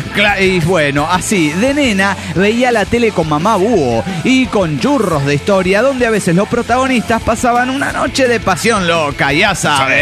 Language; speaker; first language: Spanish; native; Spanish